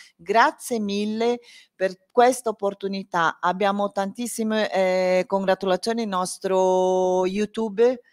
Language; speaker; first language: Italian; non-native, learner; Portuguese